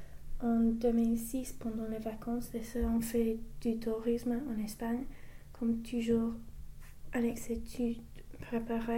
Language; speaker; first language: French; non-native, learner; English